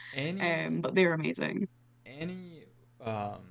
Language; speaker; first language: English; native; English